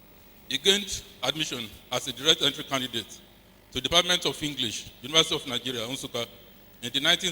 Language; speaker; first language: English; non-native, local second language; Yoruba